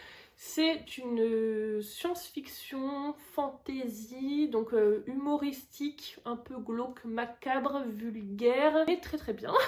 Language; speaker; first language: French; native; French